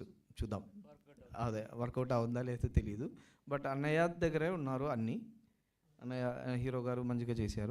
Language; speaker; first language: Telugu; non-native, local second language; Malayalam